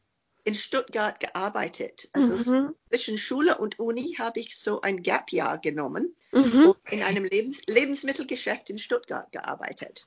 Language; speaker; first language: German; non-native, fluent; English